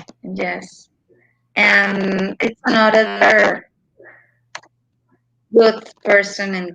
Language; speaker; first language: English; non-native, learner; Spanish